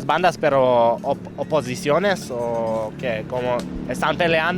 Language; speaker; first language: Spanish; non-native, fluent; Hebrew